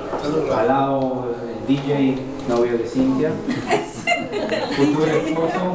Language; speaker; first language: Spanish; early bilingual, heritage; Spanish